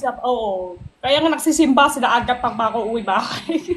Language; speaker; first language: Filipino; non-native, learner; Chinese